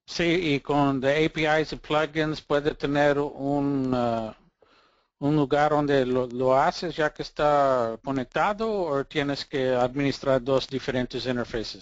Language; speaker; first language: Spanish; non-native, fluent; English